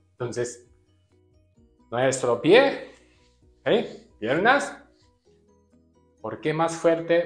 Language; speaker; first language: Spanish; non-native, learner; Japanese